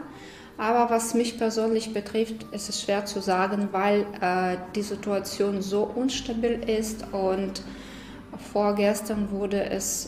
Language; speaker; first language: German; non-native, fluent; Ukrainian